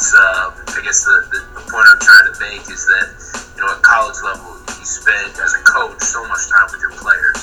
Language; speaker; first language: English; native; English